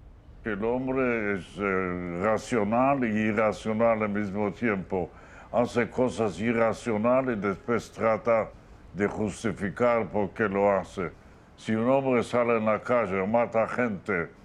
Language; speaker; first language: Spanish; non-native, fluent; Yiddish